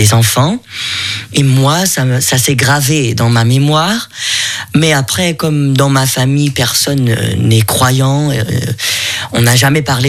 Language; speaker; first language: French; non-native, fluent; German